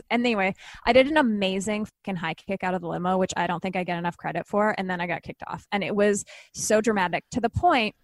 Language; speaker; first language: English; native; English